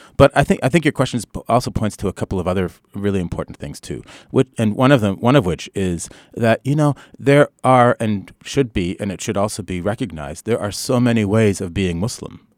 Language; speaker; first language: English; early bilingual, other home language; Arabic